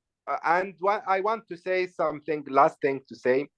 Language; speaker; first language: English; non-native, learner; Arabic